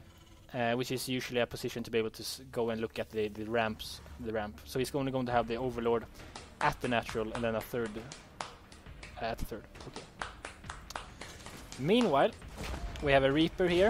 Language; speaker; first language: English; non-native, fluent; Swedish